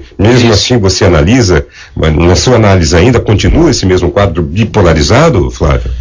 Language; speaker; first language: Portuguese; native; Portuguese